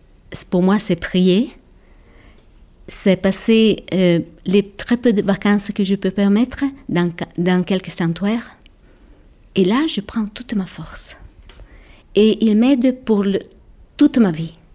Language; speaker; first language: French; non-native, local second language; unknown